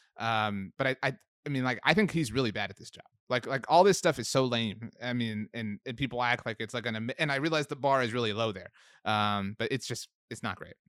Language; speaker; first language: English; native; English